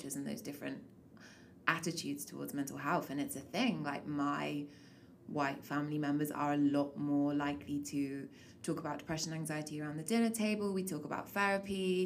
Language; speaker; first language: English; native; English